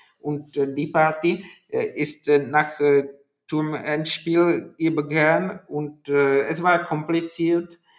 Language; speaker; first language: German; non-native, learner; Czech